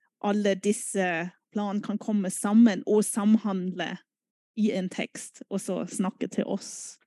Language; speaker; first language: Norwegian; non-native, fluent; German